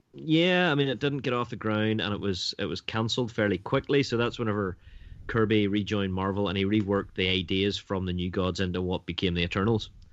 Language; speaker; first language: English; native; English